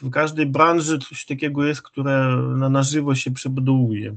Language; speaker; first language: Polish; non-native, fluent; Ukrainian